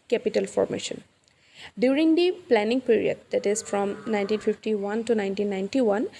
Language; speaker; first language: English; non-native, local second language; Assamese